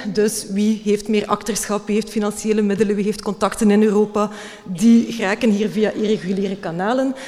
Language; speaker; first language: Dutch; native; Dutch